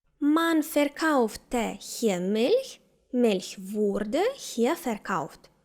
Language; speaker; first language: German; non-native, fluent; Ukrainian